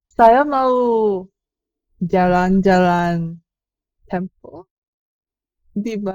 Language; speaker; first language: Indonesian; non-native, learner; English